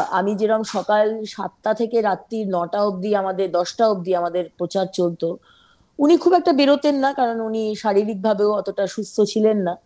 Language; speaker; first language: Bangla; native; Bangla